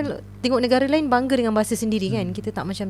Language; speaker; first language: Malay; native; Malay